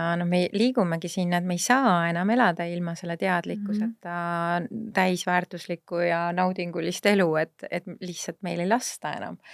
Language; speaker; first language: Estonian; native; Estonian